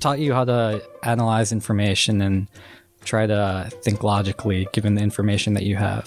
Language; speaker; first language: English; native; English